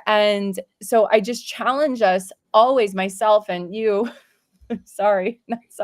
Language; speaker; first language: English; native; English